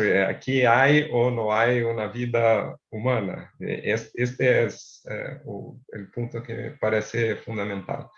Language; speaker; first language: Spanish; non-native, fluent; Portuguese